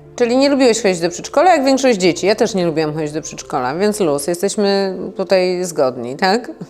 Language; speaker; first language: Polish; native; Polish